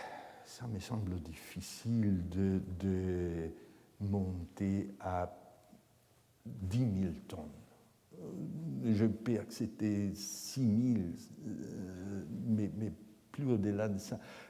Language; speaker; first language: French; non-native, fluent; Italian